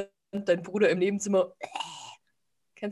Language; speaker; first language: German; native; German